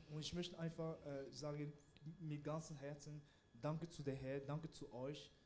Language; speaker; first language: German; non-native, learner; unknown